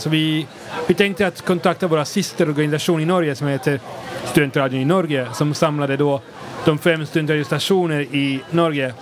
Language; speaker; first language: Swedish; non-native, fluent; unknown